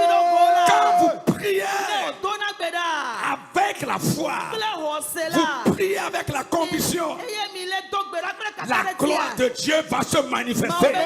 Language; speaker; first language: French; non-native, local second language; Ewe